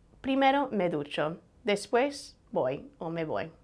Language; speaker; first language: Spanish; non-native, fluent; English